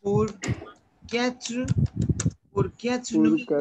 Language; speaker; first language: French; non-native, learner; Hindi